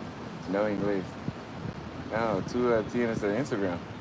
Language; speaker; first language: Spanish; non-native, learner; English